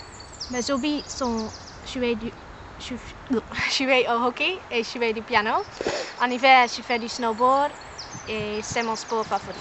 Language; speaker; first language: French; non-native, learner; Dutch